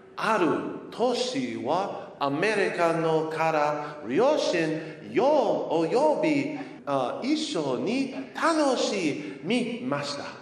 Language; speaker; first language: Japanese; non-native, learner; English